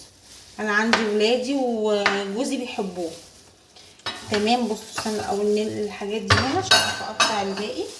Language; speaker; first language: Arabic; native; Arabic